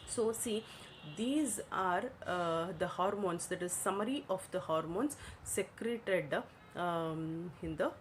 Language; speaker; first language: English; non-native, local second language; Kannada